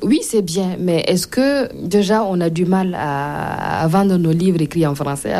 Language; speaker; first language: French; non-native, local second language; Mossi